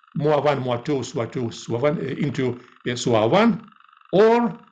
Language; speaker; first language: English; non-native, fluent; Finnish